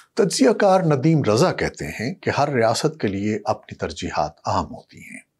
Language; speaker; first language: Urdu; native; Urdu